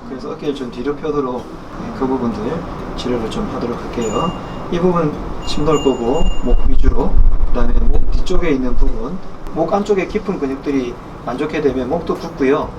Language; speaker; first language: Korean; native; Korean